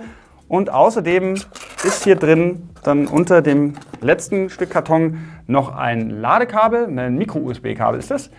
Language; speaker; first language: German; native; German